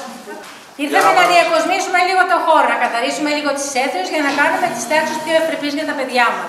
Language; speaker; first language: Greek; native; Greek